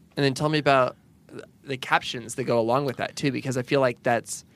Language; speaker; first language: English; native; English